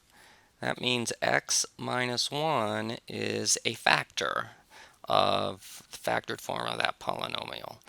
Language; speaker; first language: English; native; English